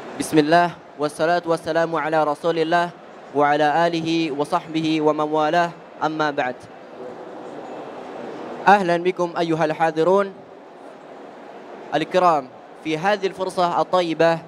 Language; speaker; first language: Arabic; non-native, learner; Indonesian